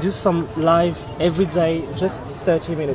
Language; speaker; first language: English; non-native, learner; French